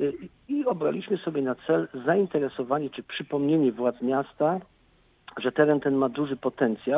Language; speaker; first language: Polish; native; Polish